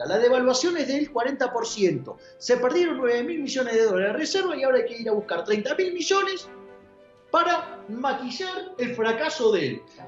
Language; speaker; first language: Spanish; native; Spanish